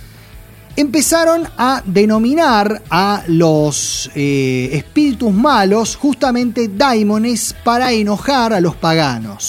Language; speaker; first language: Spanish; native; Spanish